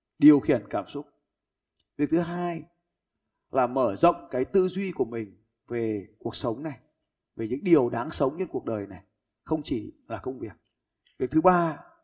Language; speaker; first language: Vietnamese; native; Vietnamese